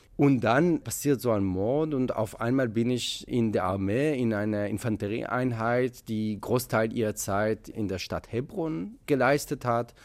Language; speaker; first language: German; non-native, fluent; Hebrew